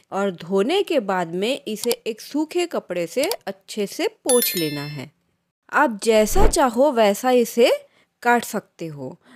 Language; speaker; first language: Hindi; non-native, local second language; Marathi